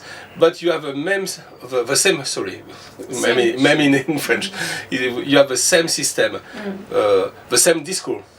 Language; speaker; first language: English; non-native, learner; French